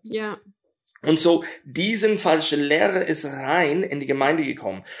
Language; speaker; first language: German; non-native, learner; English